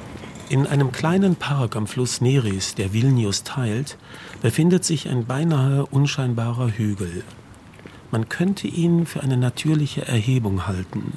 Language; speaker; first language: German; native; German